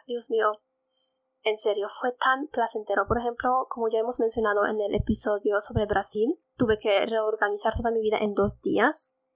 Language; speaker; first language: Spanish; non-native, fluent; Polish